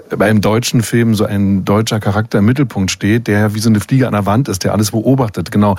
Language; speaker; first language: German; native; German